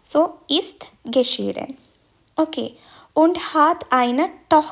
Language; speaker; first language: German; non-native, fluent; Malayalam